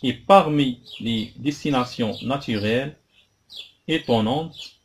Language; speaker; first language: French; non-native, local second language; Arabic